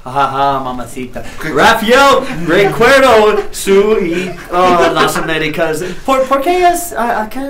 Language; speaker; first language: Spanish; non-native, learner; English